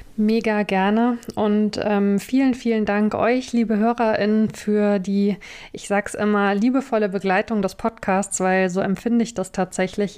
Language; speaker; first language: German; native; German